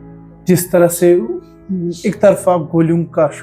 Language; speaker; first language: Hindi; native; Hindi